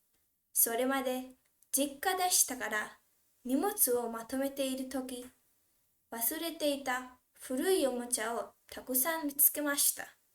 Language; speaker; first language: Japanese; non-native, fluent; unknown